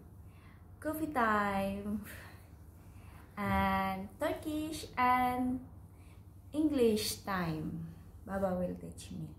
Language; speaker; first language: English; non-native, learner; Filipino